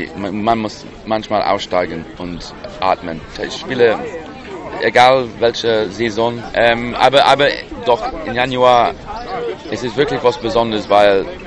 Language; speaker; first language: German; non-native, learner; English